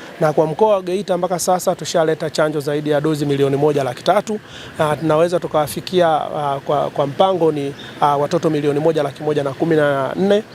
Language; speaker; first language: Swahili; native; Swahili